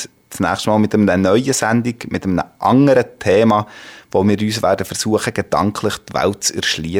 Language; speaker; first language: German; native; German